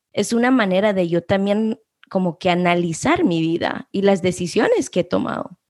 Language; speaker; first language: Spanish; early bilingual, heritage; Spanish